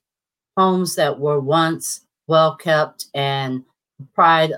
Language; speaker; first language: English; native; English